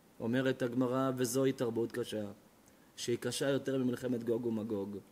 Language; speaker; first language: Hebrew; native; Hebrew